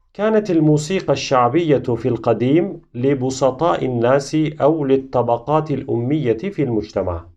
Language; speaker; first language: Arabic; non-native, fluent; Turkish